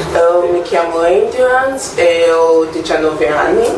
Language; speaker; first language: Italian; non-native, learner; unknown